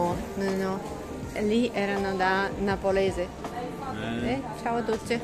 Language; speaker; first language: Italian; non-native, learner; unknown